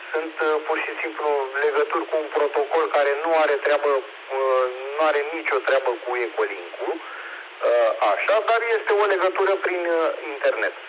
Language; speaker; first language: Romanian; native; Romanian